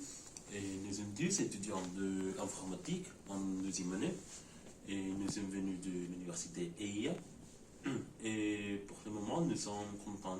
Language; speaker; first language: French; non-native, learner; Spanish